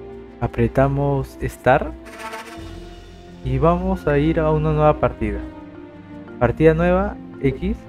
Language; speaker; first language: Spanish; native; Spanish